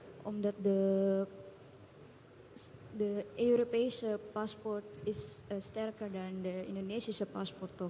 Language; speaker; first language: Dutch; non-native, learner; Indonesian